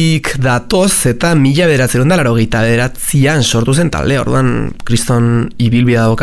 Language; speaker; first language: Basque; native; Basque